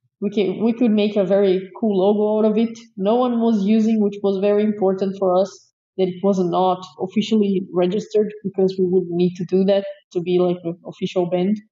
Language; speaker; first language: English; non-native, fluent; Portuguese